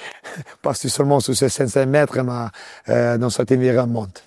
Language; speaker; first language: French; non-native, local second language; Italian